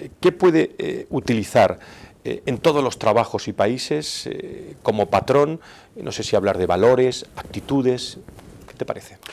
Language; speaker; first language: Spanish; native; Spanish